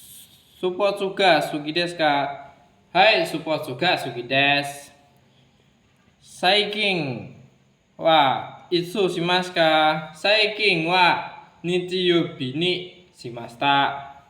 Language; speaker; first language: Japanese; non-native, learner; Indonesian